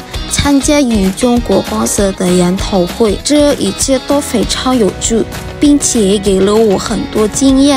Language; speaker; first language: Chinese; non-native, learner; Indonesian